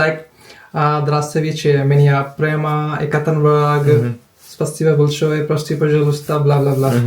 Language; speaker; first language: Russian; non-native, learner; Hindi